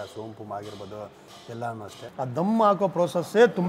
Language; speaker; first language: Kannada; native; Kannada